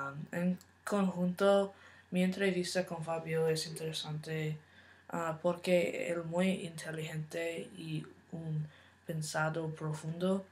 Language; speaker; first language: Spanish; non-native, learner; English